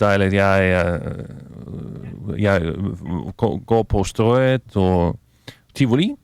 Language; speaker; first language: Danish; non-native, learner; Icelandic